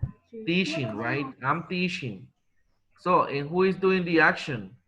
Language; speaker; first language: English; non-native, fluent; Spanish